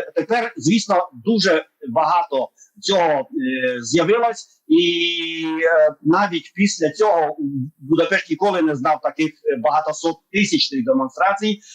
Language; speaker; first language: Ukrainian; non-native, local second language; Hungarian